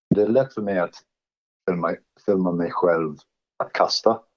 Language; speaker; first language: Swedish; non-native, fluent; English